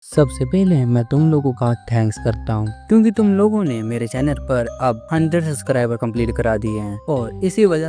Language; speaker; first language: Hindi; native; Hindi